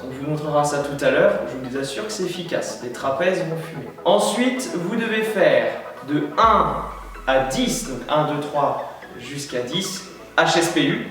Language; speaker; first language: French; native; French